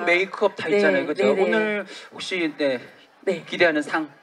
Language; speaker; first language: Korean; native; Korean